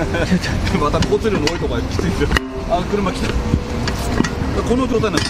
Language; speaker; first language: Japanese; native; Japanese